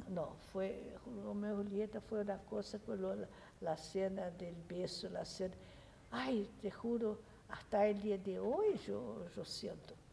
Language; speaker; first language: Spanish; non-native, fluent; Portuguese